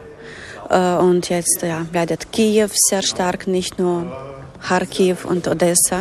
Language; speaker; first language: German; non-native, fluent; Ukrainian